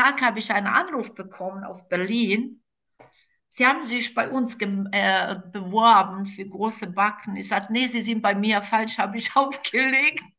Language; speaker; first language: German; non-native, fluent; Croatian